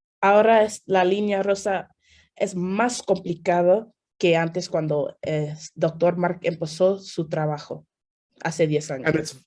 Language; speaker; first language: Spanish; non-native, fluent; English